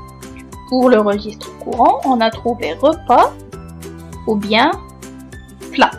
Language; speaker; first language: French; non-native, local second language; Arabic